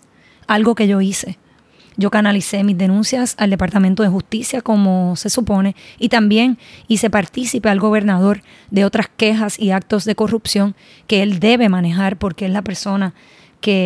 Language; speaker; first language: Spanish; native; Spanish